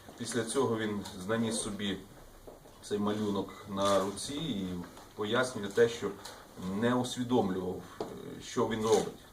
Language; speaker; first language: Ukrainian; native; Ukrainian